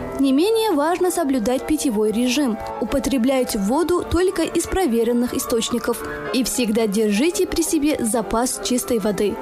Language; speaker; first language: Russian; non-native, local second language; Tajik